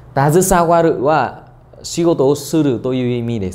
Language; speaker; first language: Japanese; non-native, fluent; Vietnamese